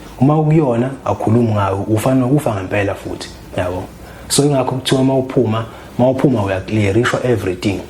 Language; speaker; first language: Zulu; native; Zulu